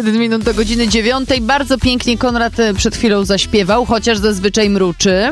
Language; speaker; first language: Polish; native; Polish